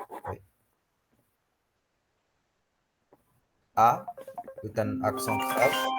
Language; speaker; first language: French; non-native, fluent; Hindi